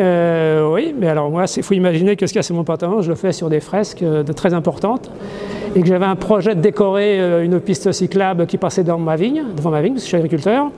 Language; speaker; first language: French; native; French